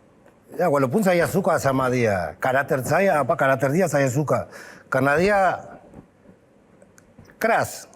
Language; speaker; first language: Indonesian; non-native, fluent; Spanish